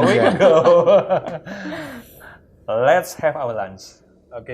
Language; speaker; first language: English; non-native, fluent; Indonesian